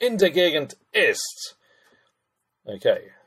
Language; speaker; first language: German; non-native, fluent; English